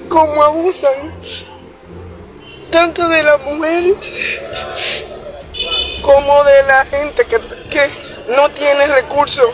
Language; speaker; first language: Spanish; native; Spanish